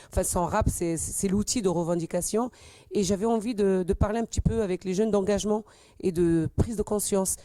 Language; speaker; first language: French; native; French